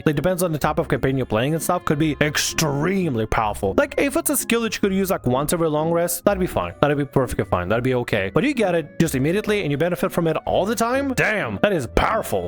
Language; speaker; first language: English; native; English